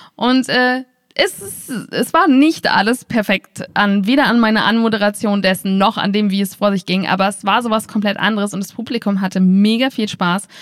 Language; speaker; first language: German; native; German